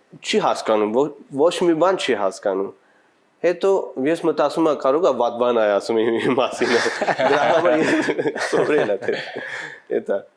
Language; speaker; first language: Armenian; non-native, learner; Punjabi